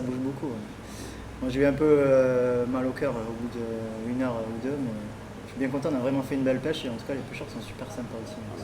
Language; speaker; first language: French; native; French